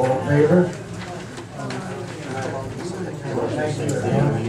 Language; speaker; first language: English; native; English